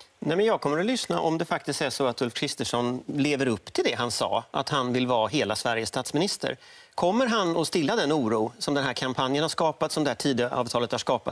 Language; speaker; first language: Swedish; native; Swedish